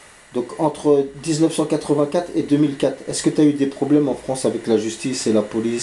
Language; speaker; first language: French; native; French